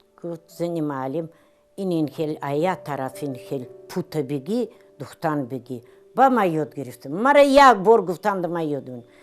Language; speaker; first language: Tajik; non-native, fluent; Russian